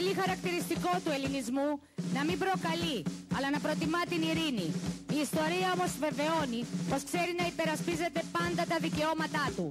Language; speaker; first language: Greek; native; Greek